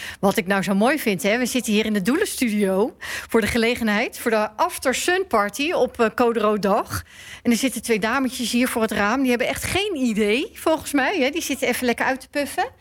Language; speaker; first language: Dutch; native; Dutch